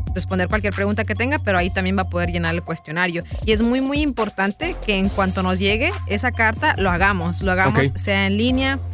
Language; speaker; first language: Spanish; native; Spanish